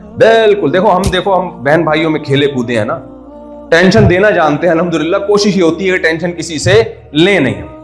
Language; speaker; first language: Urdu; native; Urdu